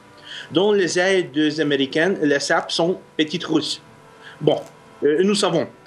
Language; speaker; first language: French; non-native, fluent; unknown